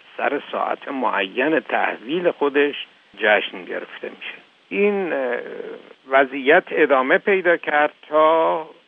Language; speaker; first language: Persian; native; Persian